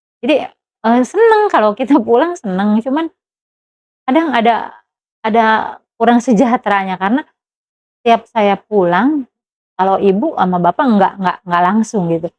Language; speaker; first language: Indonesian; non-native, local second language; Sundanese